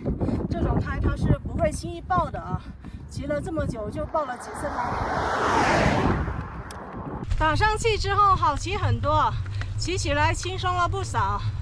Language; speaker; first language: Chinese; native; Chinese